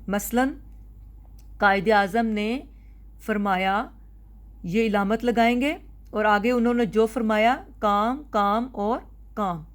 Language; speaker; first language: Urdu; non-native, local second language; Punjabi